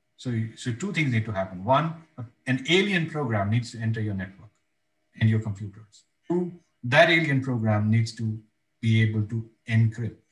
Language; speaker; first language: English; non-native, local second language; Bangla